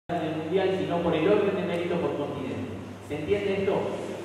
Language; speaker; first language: Spanish; native; Spanish